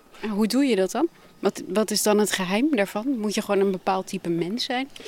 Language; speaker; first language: Dutch; native; Dutch